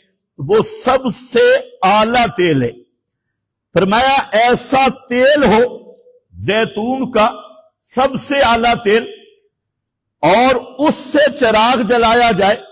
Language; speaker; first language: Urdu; non-native, local second language; Punjabi